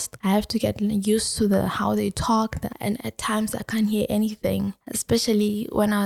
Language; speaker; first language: English; non-native, local second language; Tswana